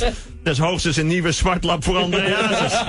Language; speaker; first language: Dutch; native; Dutch